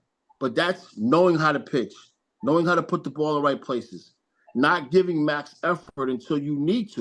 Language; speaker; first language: English; native; English